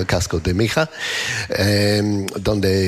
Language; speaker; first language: Spanish; non-native, learner; English